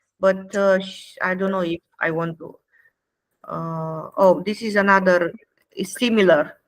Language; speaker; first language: English; non-native, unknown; Romanian